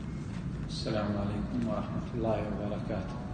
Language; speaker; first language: Arabic; native; Arabic